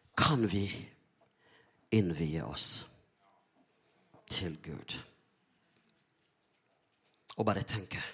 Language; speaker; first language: Norwegian; non-native, fluent; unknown